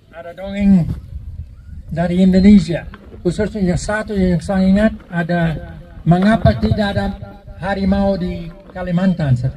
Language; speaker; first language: Indonesian; non-native, fluent; English